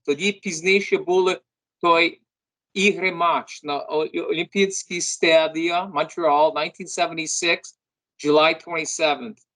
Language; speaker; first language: Ukrainian; early bilingual, heritage; English